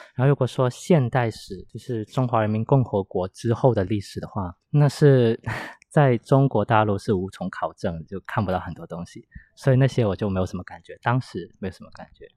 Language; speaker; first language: Chinese; native; Chinese